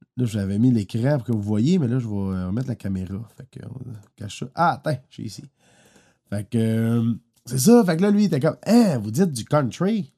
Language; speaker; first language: French; native; French